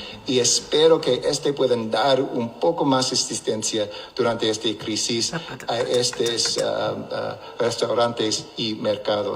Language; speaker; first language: Spanish; non-native, local second language; English